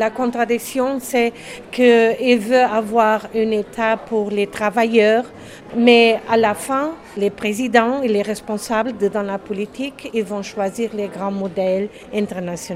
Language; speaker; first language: French; non-native, learner; German